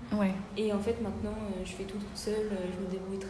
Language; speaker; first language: French; native; French